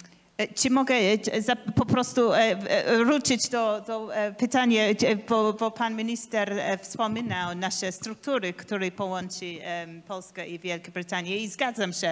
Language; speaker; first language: Polish; non-native, learner; English